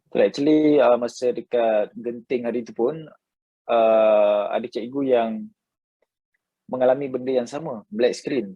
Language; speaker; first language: Malay; native; Malay